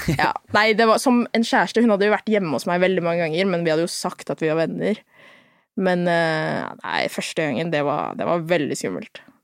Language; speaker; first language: Norwegian; early bilingual, other home language; Filipino